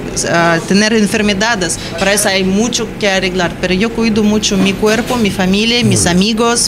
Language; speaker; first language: Spanish; non-native, learner; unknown